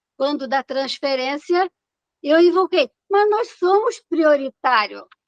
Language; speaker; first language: Portuguese; native; Portuguese